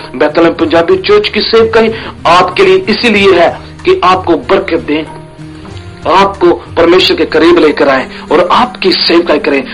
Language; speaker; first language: Hindi; non-native, local second language; Punjabi